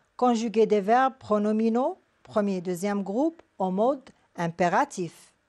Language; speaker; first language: French; non-native, local second language; Arabic